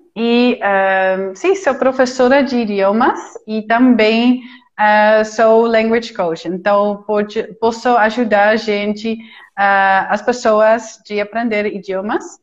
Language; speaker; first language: Portuguese; non-native, fluent; Dutch